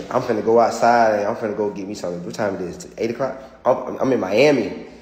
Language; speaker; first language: English; native; English